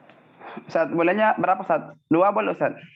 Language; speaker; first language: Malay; non-native, local second language; Javanese